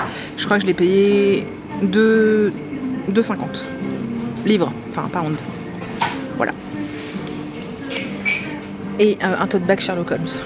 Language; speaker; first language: French; native; French